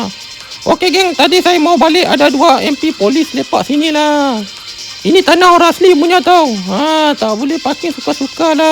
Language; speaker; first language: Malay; non-native, local second language; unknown